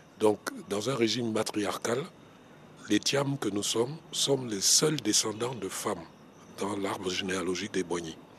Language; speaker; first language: French; non-native, local second language; Baoulé